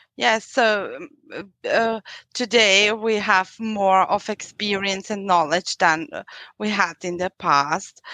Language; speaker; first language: English; non-native, fluent; German